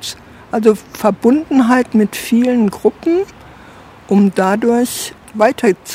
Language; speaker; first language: German; native; German